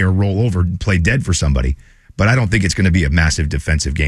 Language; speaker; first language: English; native; English